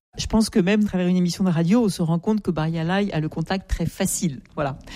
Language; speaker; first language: French; native; French